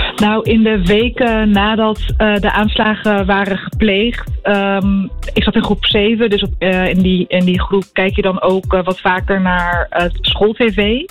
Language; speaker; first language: Dutch; early bilingual, other home language; Arabic